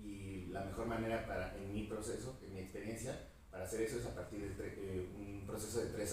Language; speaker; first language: Spanish; native; Spanish